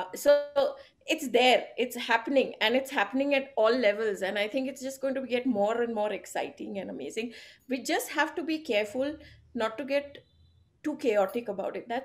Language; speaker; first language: English; non-native, local second language; Gujarati